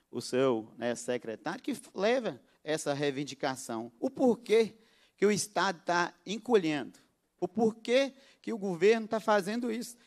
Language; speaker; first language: Portuguese; native; Portuguese